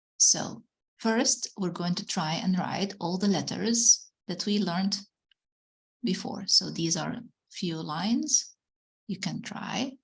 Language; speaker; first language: English; non-native, fluent; Arabic